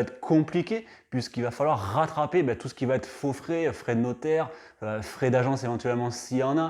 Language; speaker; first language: French; native; French